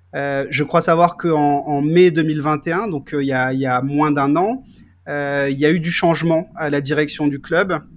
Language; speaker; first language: French; native; French